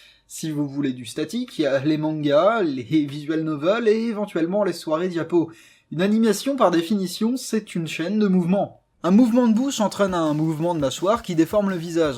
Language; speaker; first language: French; native; French